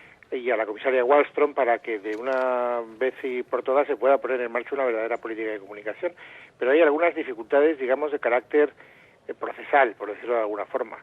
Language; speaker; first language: Spanish; native; Spanish